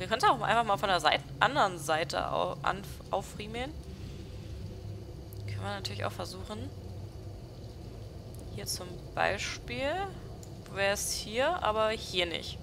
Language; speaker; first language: German; native; German